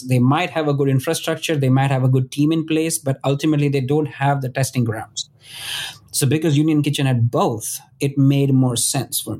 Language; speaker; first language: English; non-native, local second language; Gujarati